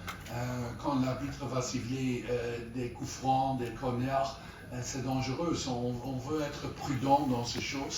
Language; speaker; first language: French; non-native, learner; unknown